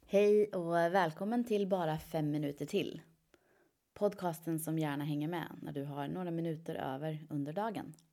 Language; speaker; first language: Swedish; early bilingual, other home language; Persian